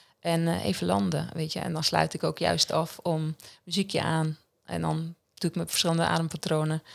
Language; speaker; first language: Dutch; non-native, fluent; Swiss German